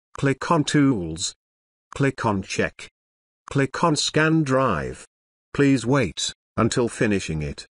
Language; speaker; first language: English; non-native, local second language; Bangla